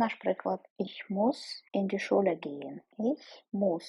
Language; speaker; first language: German; non-native, fluent; Ukrainian